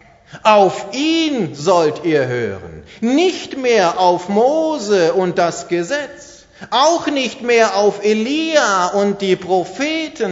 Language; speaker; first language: German; native; German